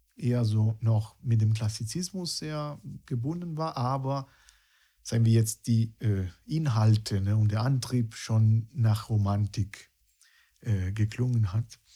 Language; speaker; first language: German; non-native, fluent; Italian